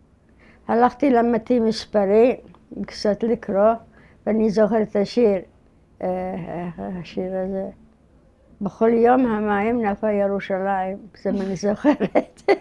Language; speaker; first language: Hebrew; early bilingual, other home language; Arabic